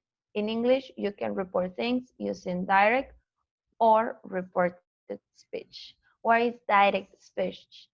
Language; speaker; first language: English; non-native, fluent; Spanish